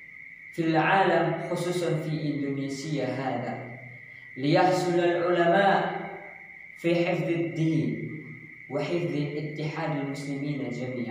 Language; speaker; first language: Arabic; non-native, learner; Indonesian